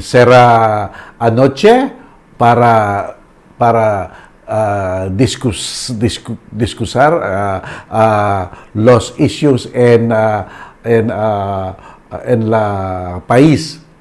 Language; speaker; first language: Spanish; non-native, learner; Filipino